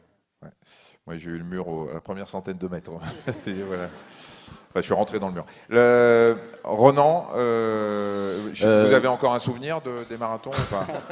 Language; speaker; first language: French; native; French